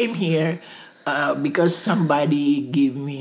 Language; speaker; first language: English; non-native, local second language; Cebuano